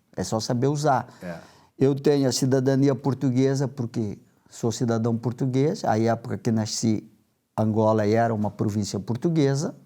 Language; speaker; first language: Portuguese; native; Portuguese